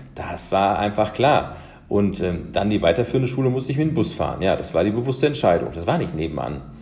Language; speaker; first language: German; early bilingual, other home language; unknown